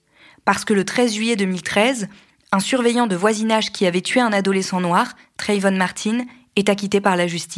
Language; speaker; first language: French; native; French